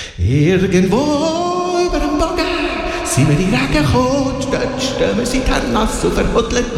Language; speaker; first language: German; native; German